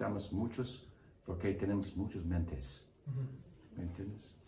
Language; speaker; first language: Spanish; non-native, learner; English